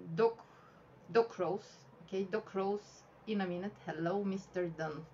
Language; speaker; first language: English; non-native, fluent; Bulgarian